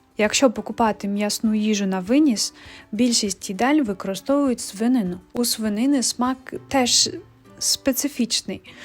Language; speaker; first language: Ukrainian; native; Ukrainian